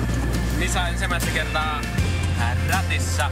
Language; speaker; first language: Finnish; native; Finnish